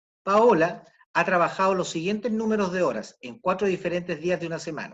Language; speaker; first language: Spanish; native; Spanish